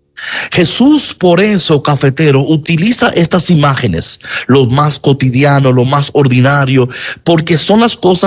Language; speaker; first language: Spanish; native; Spanish